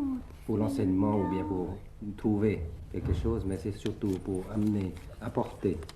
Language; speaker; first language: French; early bilingual, other home language; Thai